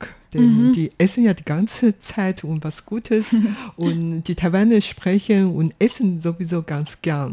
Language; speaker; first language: German; non-native, fluent; Chinese